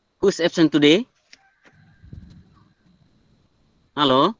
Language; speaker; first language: English; non-native, learner; Indonesian